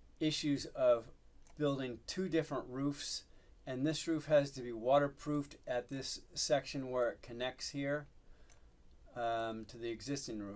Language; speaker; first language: English; native; English